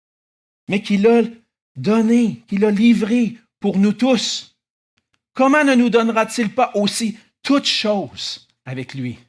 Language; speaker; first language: French; native; French